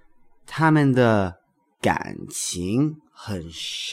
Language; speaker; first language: Chinese; non-native, learner; English